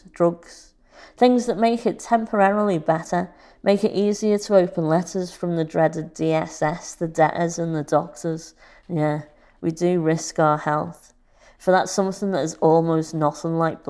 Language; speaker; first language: English; native; English